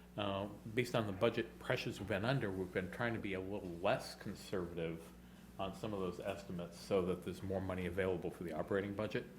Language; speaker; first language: English; native; English